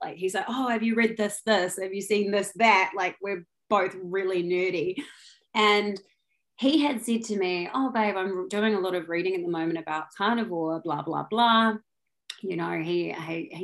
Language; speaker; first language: English; native; English